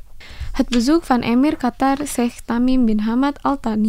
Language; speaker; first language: Dutch; non-native, fluent; Indonesian